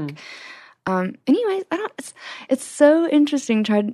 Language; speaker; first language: English; native; English